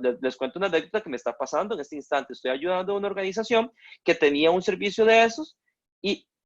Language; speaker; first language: Spanish; native; Spanish